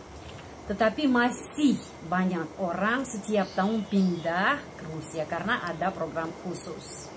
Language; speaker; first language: Indonesian; non-native, fluent; Russian